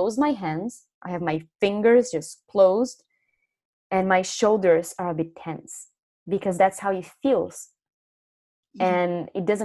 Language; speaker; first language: English; non-native, fluent; Portuguese